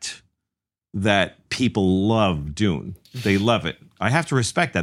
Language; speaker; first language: English; early bilingual, other home language; Spanish